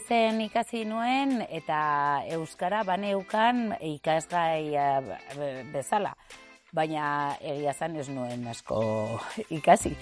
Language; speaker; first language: Basque; non-native, local second language; Spanish